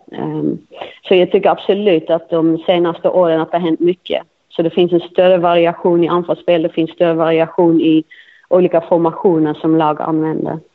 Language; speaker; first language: Swedish; non-native, fluent; Dutch